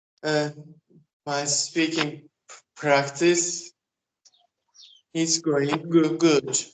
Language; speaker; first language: English; non-native, learner; Turkish